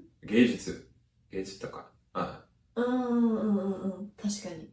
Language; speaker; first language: Japanese; non-native, learner; English